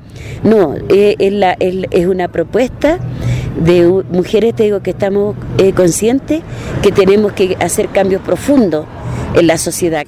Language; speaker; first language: Spanish; native; Spanish